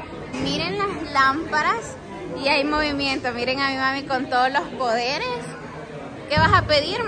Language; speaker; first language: Spanish; native; Spanish